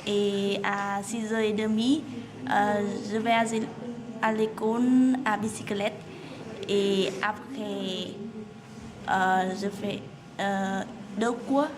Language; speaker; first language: French; non-native, learner; Vietnamese